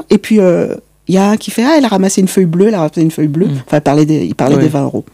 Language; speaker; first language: French; native; French